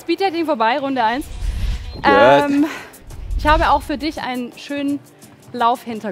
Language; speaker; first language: German; native; German